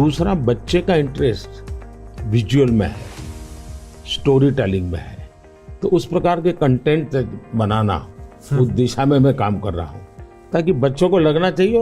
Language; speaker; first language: Hindi; native; Hindi